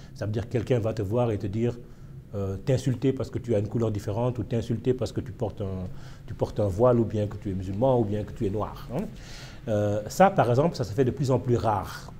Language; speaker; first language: French; non-native, local second language; Wolof